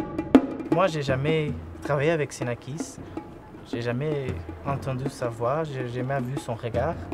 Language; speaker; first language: French; non-native, fluent; Portuguese